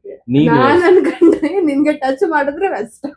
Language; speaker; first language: Kannada; non-native, learner; Marathi